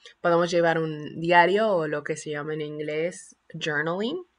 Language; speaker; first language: Spanish; non-native, fluent; English